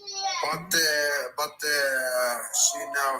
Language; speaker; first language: English; non-native, learner; Arabic